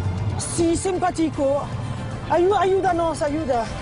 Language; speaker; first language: Spanish; non-native, learner; French